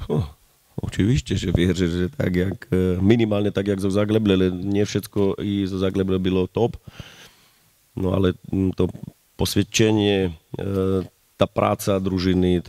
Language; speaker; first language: Polish; non-native, learner; Slovak